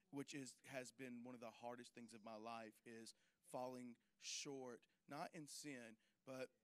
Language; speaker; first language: English; native; English